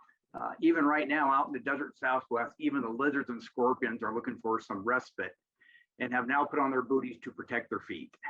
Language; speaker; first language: English; native; English